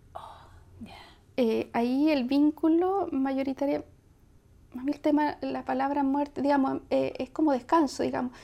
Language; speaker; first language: Spanish; native; Spanish